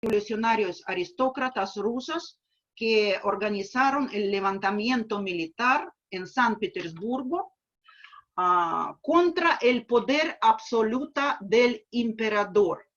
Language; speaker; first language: Spanish; non-native, fluent; Russian